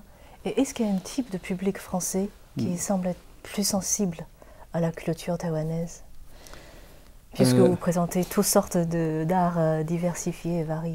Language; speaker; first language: French; non-native, fluent; Chinese